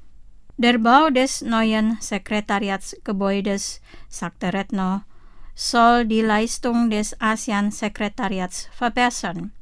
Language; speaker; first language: German; non-native, fluent; Indonesian